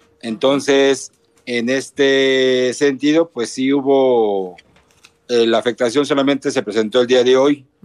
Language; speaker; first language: Spanish; native; Spanish